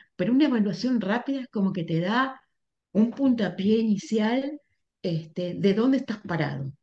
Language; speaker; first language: Spanish; native; Spanish